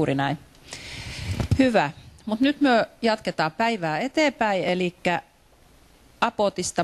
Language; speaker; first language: Finnish; native; Finnish